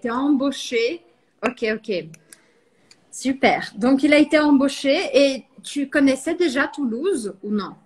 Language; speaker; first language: French; non-native, fluent; Portuguese